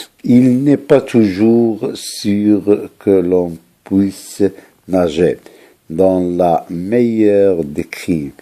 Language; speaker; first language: French; non-native, local second language; Arabic